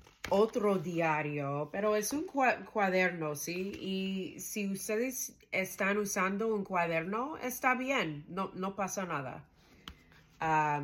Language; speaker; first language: Spanish; non-native, learner; English